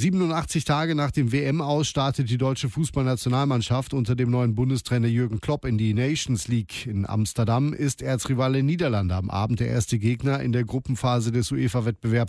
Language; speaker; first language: German; native; German